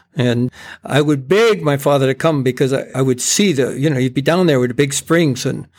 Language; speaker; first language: English; native; English